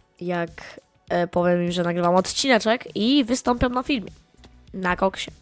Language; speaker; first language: Polish; native; Polish